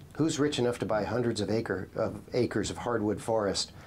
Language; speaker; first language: English; native; English